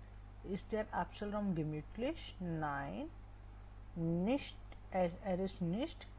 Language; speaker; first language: German; non-native, fluent; Hindi